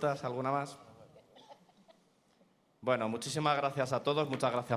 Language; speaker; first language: Spanish; native; Spanish